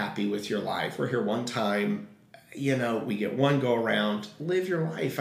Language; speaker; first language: English; native; English